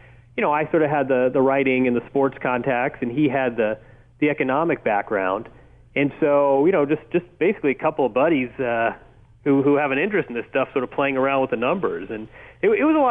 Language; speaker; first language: English; native; English